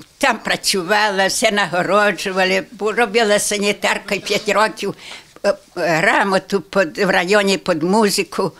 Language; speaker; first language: Ukrainian; native; Ukrainian